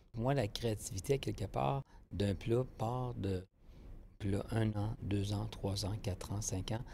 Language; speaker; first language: French; native; French